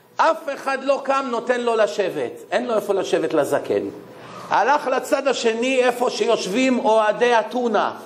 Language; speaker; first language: Hebrew; native; Hebrew